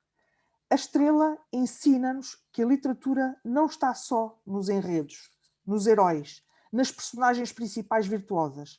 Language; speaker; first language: Portuguese; native; Portuguese